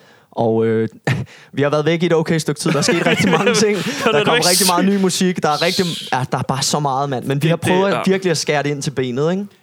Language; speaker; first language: Danish; native; Danish